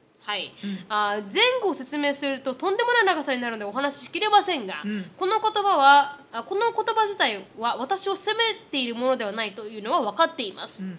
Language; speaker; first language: Japanese; native; Japanese